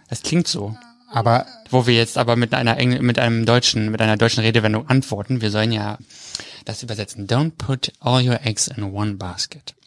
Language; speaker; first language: German; native; German